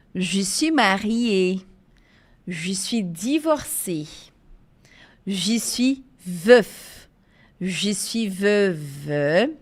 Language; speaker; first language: French; non-native, fluent; Portuguese